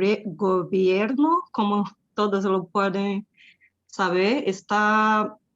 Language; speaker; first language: Spanish; non-native, fluent; Portuguese